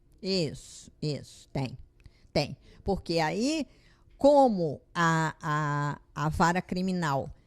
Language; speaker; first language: Portuguese; native; Portuguese